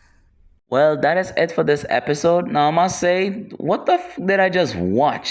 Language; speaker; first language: English; native; English